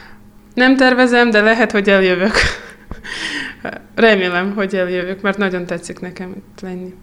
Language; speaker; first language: Hungarian; non-native, fluent; Russian